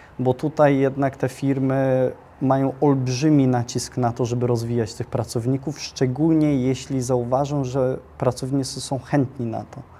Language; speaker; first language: Polish; early bilingual, heritage; Polish